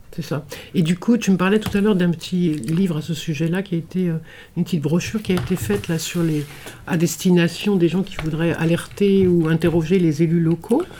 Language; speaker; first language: French; native; French